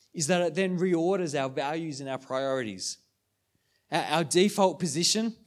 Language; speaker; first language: English; native; English